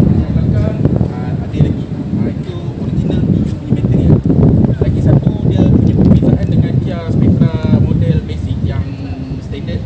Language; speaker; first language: Malay; native; Malay